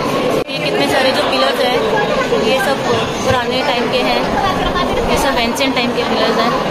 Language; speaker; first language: Hindi; native; Hindi